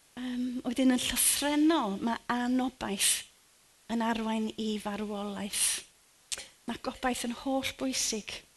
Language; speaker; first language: Welsh; native; Welsh